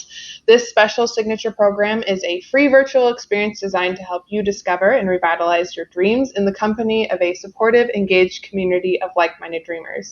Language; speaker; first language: English; native; English